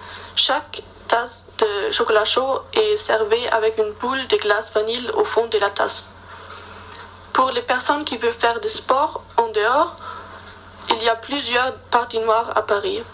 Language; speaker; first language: French; non-native, learner; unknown